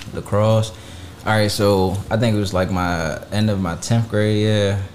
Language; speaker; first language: English; native; English